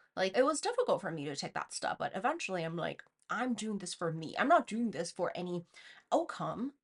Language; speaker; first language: English; non-native, fluent; Chinese